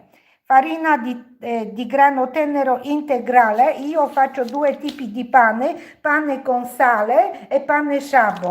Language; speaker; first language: Italian; non-native, learner; Polish